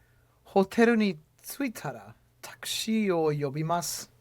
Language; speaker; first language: Japanese; non-native, learner; English